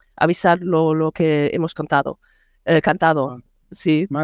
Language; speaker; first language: Spanish; non-native, learner; German